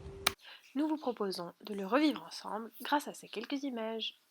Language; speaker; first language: French; native; French